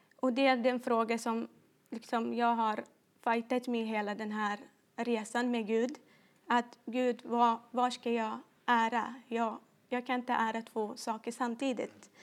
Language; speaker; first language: Swedish; non-native, fluent; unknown